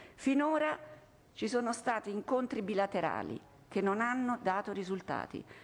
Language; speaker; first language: Italian; native; Italian